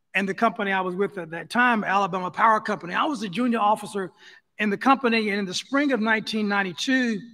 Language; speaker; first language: English; native; English